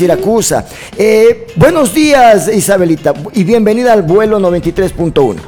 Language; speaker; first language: Spanish; native; Spanish